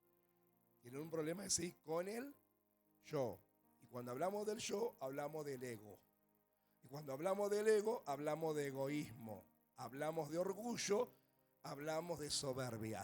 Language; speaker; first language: Spanish; native; Spanish